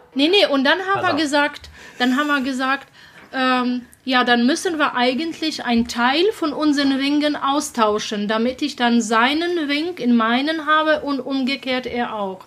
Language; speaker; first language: German; non-native, fluent; Polish